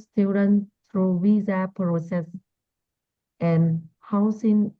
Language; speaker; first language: English; non-native, learner; Vietnamese